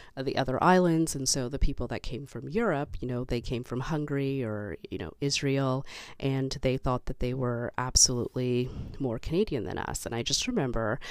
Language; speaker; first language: English; native; English